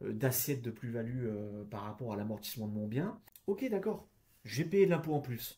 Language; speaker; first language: French; native; French